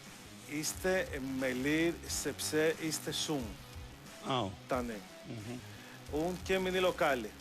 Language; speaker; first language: Albanian; non-native, learner; Greek